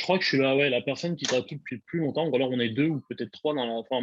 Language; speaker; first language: French; native; French